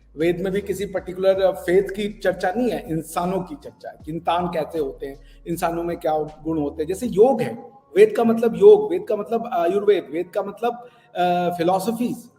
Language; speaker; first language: Hindi; native; Hindi